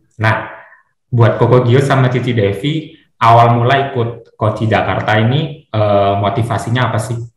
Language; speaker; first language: Indonesian; native; Indonesian